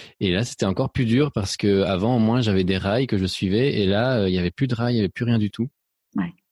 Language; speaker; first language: French; early bilingual, other home language; Spanish